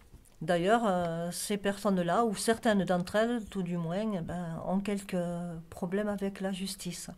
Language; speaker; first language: French; native; French